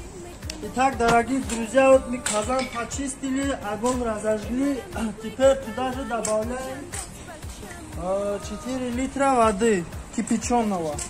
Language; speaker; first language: Russian; non-native, local second language; Tajik